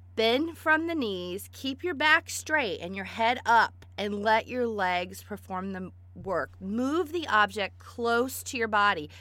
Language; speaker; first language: English; native; English